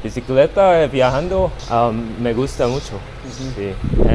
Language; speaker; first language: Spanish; non-native, learner; Korean